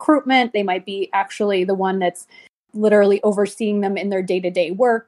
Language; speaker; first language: English; native; English